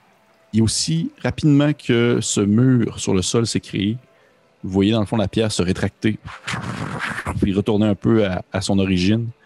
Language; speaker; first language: French; native; French